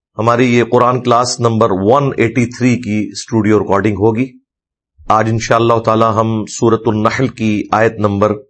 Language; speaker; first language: Urdu; non-native, local second language; Punjabi